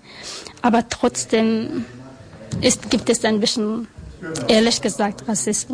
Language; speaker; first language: German; non-native, learner; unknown